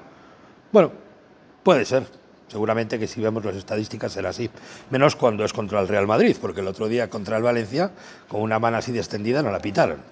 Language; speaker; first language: Spanish; native; Spanish